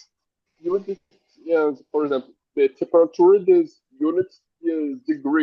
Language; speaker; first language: English; non-native, learner; Portuguese